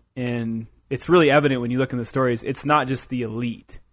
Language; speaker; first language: English; native; English